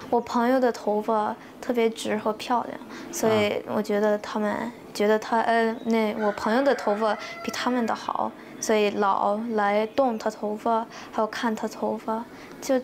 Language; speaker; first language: Chinese; early bilingual, heritage; Chinese